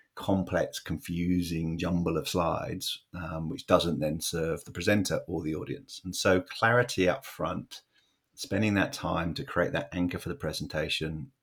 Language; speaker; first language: English; native; English